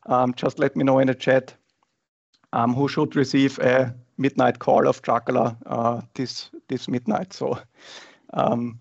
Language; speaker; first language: English; non-native, fluent; German